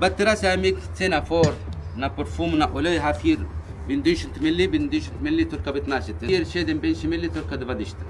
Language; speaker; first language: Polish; non-native, learner; Arabic